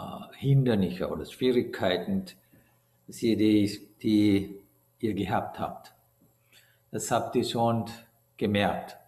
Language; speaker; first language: German; non-native, learner; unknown